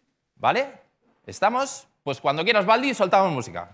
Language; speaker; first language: Spanish; native; Spanish